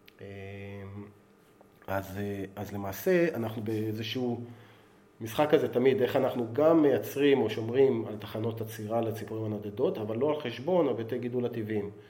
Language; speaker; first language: Hebrew; native; Hebrew